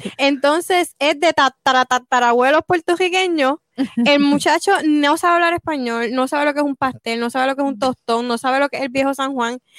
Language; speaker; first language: Spanish; native; Spanish